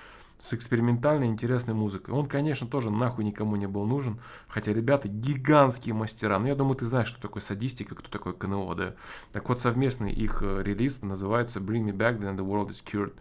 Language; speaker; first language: Russian; native; Russian